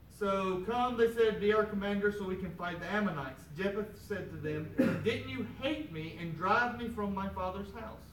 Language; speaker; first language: English; native; English